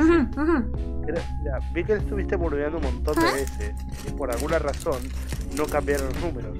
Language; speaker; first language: Spanish; native; Spanish